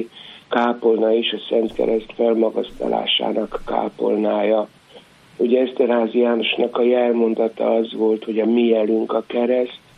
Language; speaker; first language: Hungarian; native; Hungarian